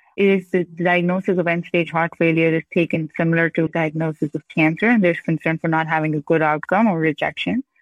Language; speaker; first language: English; non-native, local second language; Urdu